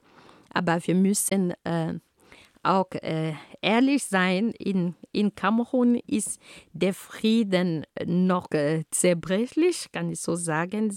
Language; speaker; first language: German; non-native, fluent; Ghomala